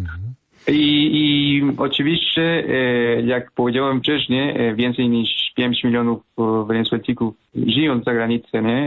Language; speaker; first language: Polish; non-native, fluent; Spanish